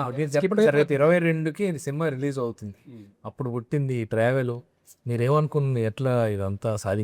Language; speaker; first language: Telugu; native; Telugu